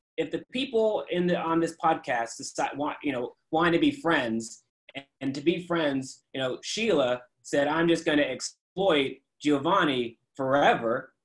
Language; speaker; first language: English; native; English